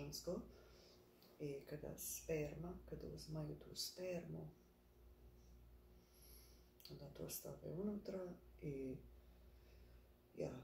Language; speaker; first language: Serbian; early bilingual, heritage; Bosnian